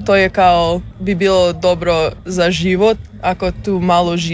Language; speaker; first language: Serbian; early bilingual, heritage; English